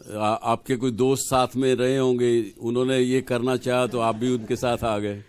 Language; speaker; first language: Hindi; native; Hindi